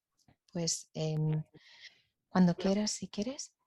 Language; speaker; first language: Spanish; native; Spanish